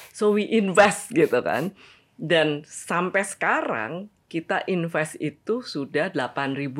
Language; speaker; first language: Indonesian; native; Indonesian